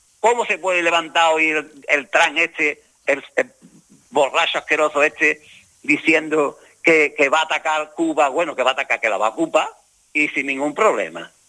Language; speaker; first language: Spanish; native; Spanish